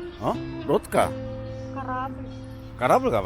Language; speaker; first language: Russian; non-native, learner; Korean